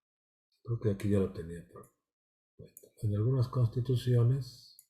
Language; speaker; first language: Spanish; native; Spanish